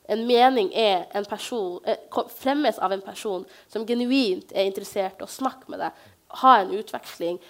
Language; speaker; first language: Norwegian; early bilingual, other home language; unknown